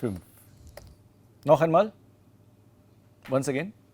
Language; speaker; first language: German; non-native, fluent; English